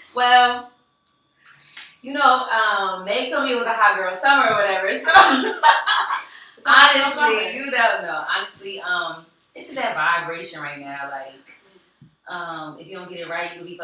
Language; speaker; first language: English; native; English